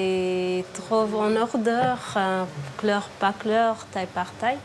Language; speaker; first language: French; non-native, learner; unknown